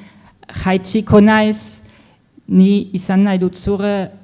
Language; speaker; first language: Basque; non-native, fluent; German